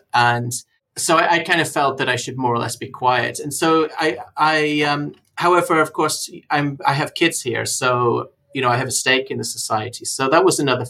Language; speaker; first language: English; native; English